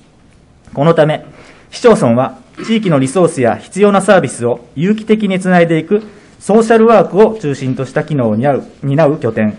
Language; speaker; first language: Japanese; native; Japanese